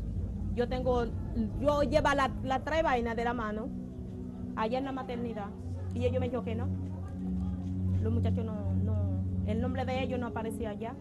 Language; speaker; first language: Spanish; non-native, local second language; Haitian Creole